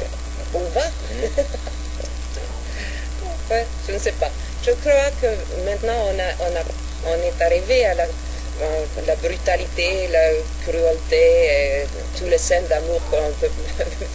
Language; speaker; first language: French; non-native, fluent; Swedish